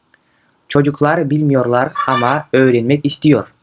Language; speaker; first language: Turkish; non-native, fluent; Kyrgyz